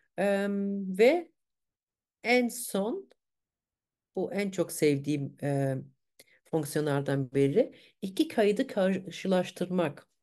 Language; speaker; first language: Turkish; early bilingual, heritage; Turkish